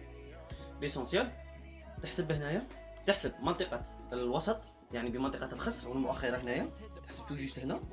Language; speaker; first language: Arabic; native; Arabic